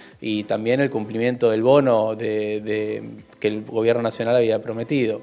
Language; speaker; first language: Spanish; native; Spanish